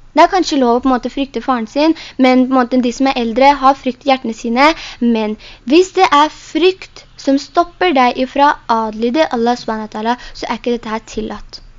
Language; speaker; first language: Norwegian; early bilingual, other home language; Urdu